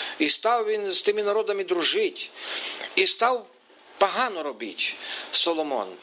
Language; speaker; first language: Ukrainian; native; Ukrainian